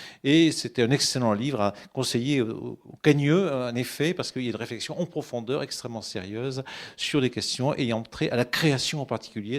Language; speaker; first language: French; native; French